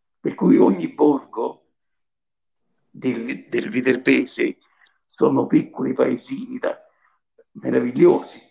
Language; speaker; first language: Italian; native; Italian